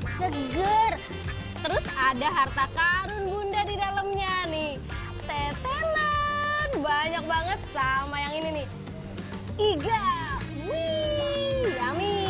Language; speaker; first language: Indonesian; native; Indonesian